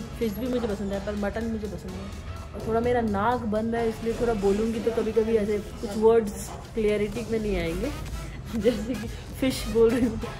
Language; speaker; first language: Hindi; native; Hindi